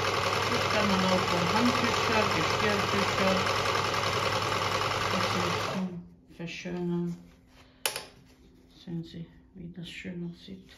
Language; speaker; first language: German; non-native, learner; Croatian